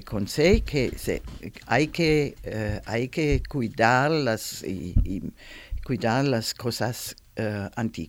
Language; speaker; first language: Spanish; non-native, learner; German